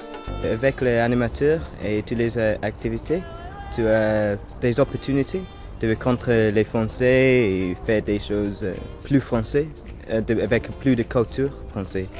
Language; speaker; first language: French; non-native, fluent; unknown